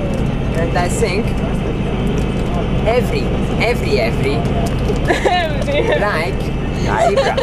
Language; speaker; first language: English; non-native, learner; Hungarian